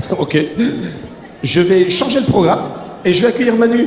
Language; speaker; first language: French; native; French